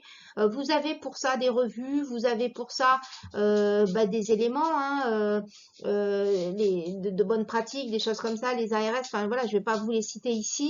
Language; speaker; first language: French; native; French